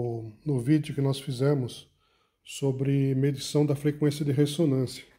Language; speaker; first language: Portuguese; native; Portuguese